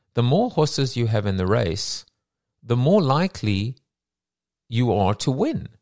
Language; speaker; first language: English; native; English